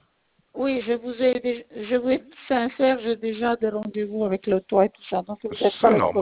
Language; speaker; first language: French; non-native, fluent; Italian